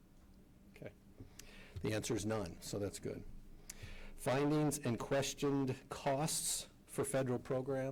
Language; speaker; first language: English; native; English